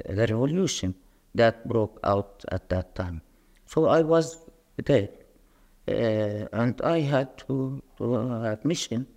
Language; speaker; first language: English; non-native, fluent; Arabic